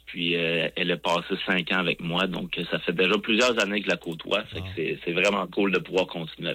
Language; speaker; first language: French; native; French